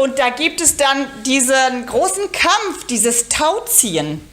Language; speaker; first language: German; native; German